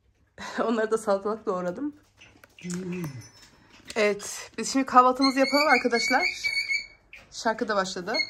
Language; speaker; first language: Turkish; early bilingual, heritage; Turkish